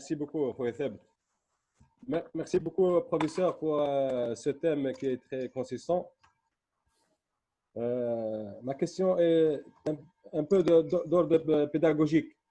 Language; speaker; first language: French; non-native, local second language; Arabic